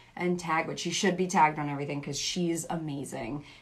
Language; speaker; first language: English; native; English